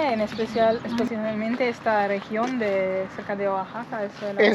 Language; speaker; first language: Spanish; non-native, learner; Italian